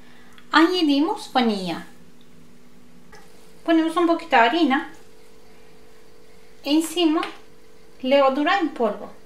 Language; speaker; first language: Spanish; non-native, learner; Turkish